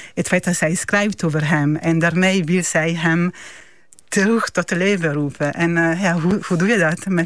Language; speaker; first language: Dutch; non-native, fluent; Italian